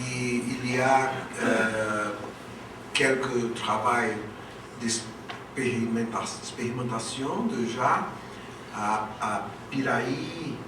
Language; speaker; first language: French; non-native, local second language; Portuguese